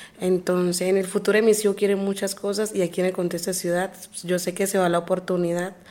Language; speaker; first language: Spanish; non-native, local second language; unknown